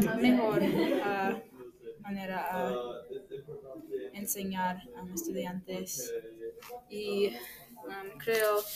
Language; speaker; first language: Spanish; non-native, learner; English